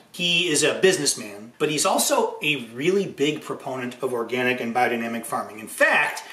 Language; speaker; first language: English; native; English